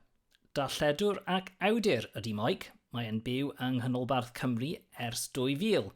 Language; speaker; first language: Welsh; non-native, local second language; English